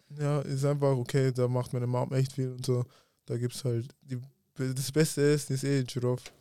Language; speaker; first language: German; early bilingual, other home language; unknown